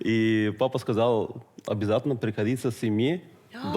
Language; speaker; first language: Russian; non-native, fluent; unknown